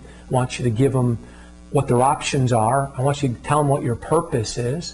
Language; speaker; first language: English; native; English